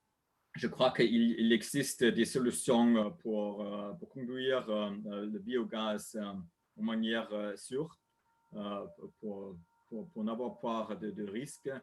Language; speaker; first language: French; non-native, learner; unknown